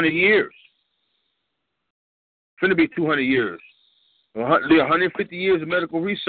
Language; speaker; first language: English; native; English